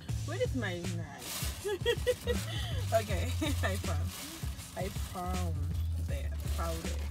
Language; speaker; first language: English; non-native, learner; Spanish